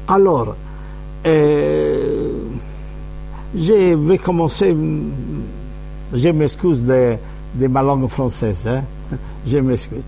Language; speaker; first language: French; non-native, fluent; Italian